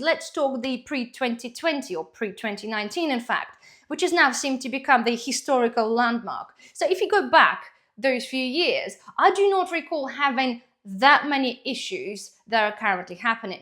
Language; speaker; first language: English; non-native, fluent; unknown